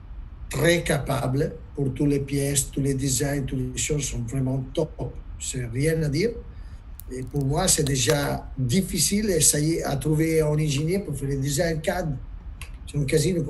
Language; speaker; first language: French; non-native, learner; Italian